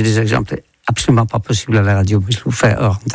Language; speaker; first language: French; non-native, fluent; Dutch